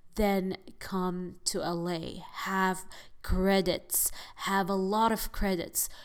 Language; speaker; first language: English; non-native, fluent; Arabic